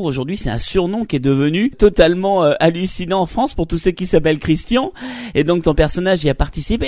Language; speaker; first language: French; native; French